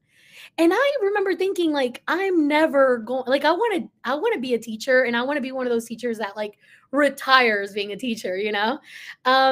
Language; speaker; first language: English; early bilingual, other home language; Spanish